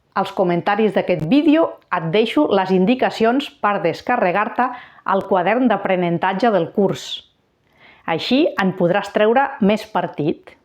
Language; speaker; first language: Catalan; native; Catalan